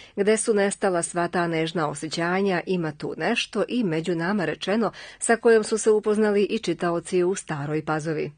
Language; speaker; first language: Serbian; native; Serbian